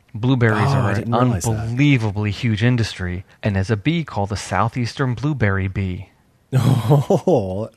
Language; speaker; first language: English; native; English